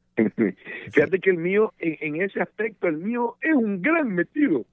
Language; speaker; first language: Spanish; native; Spanish